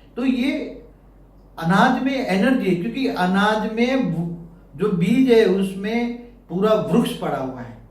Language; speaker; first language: Hindi; non-native, local second language; Gujarati